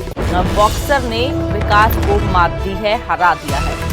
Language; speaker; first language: Hindi; native; Hindi